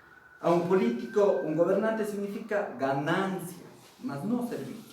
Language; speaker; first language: Spanish; native; Spanish